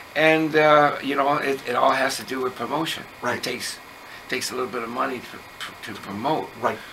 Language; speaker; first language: English; native; English